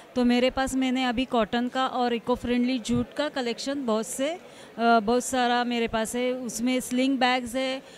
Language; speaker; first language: Hindi; non-native, local second language; Marathi